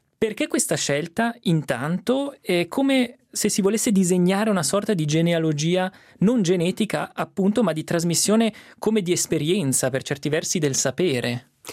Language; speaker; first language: Italian; native; Italian